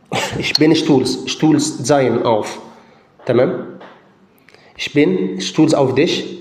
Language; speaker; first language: German; non-native, fluent; Arabic